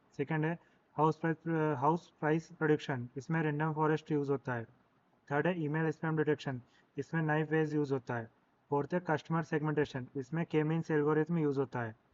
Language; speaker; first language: Hindi; native; Hindi